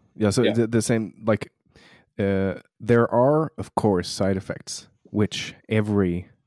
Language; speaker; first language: English; non-native, fluent; Swedish